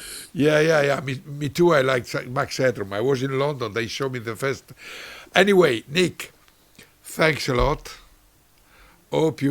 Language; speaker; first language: English; non-native, learner; Italian